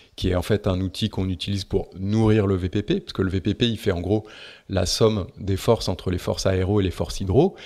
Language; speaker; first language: French; native; French